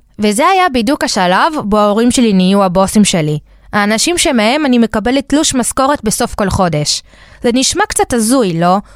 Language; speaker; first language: Hebrew; early bilingual, other home language; Spanish